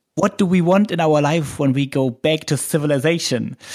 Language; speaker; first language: English; non-native, fluent; German